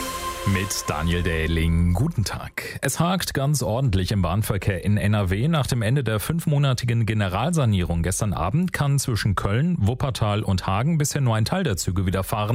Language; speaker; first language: German; native; German